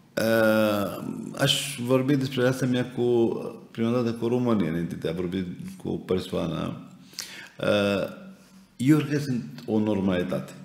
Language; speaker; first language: Romanian; non-native, fluent; Arabic